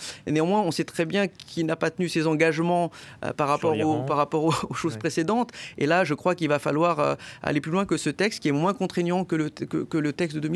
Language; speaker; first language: French; native; French